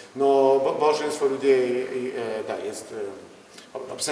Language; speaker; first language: Russian; non-native, learner; Polish